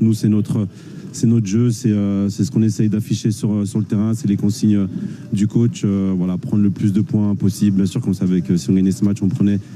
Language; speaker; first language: French; native; French